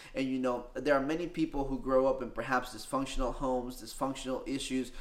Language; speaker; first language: English; early bilingual, other home language; Spanish